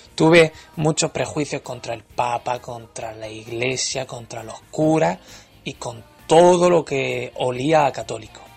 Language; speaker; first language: Spanish; native; Spanish